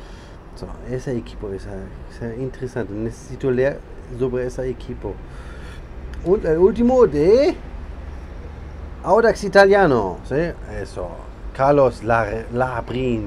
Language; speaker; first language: Spanish; non-native, learner; English